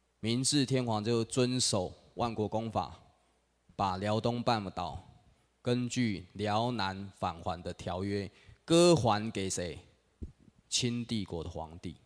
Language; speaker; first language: Chinese; native; Chinese